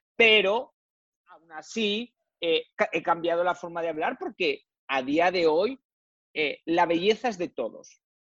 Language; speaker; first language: Spanish; native; Spanish